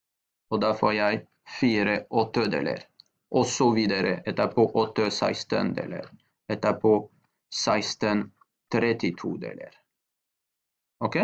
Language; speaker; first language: Norwegian; non-native, fluent; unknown